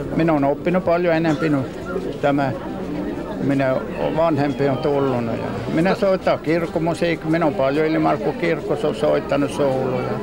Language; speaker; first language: Finnish; non-native, local second language; Swedish